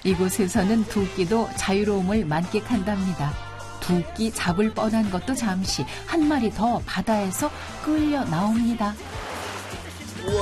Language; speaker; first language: Korean; native; Korean